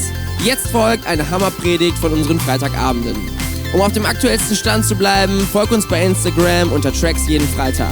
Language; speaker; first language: German; native; German